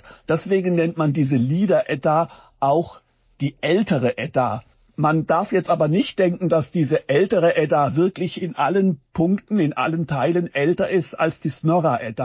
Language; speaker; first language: German; native; German